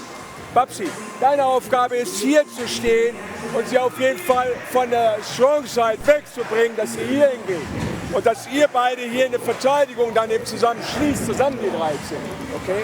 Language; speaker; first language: German; native; German